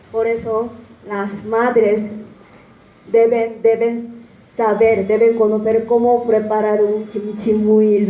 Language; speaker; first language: Spanish; non-native, fluent; Korean